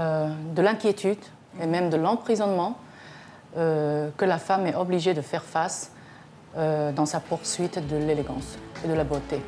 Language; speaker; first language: French; non-native, fluent; Chinese